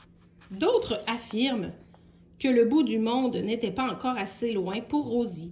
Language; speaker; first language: French; native; French